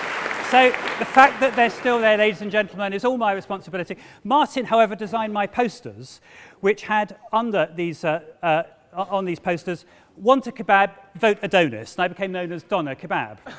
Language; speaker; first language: English; native; English